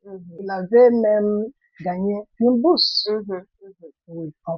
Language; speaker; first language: French; non-native, fluent; Igbo